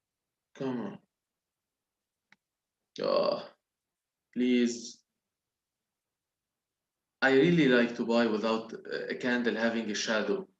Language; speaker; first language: English; non-native, local second language; Arabic